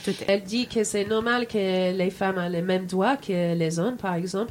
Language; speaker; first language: French; non-native, fluent; English